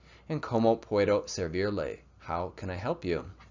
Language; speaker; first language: English; native; English